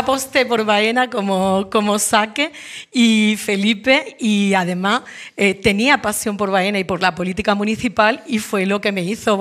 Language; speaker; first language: Spanish; native; Spanish